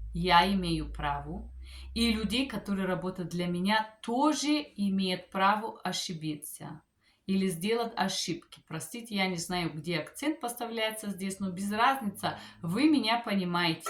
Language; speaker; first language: Russian; non-native, fluent; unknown